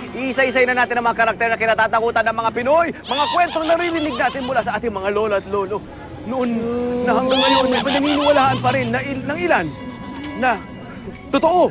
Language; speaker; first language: Filipino; non-native, local second language; Pampanga